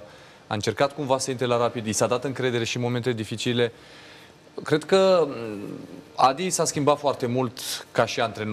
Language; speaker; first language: Romanian; native; Romanian